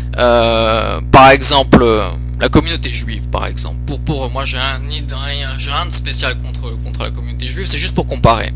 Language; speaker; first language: French; early bilingual, other home language; Portuguese